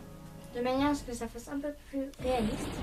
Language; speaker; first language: French; native; French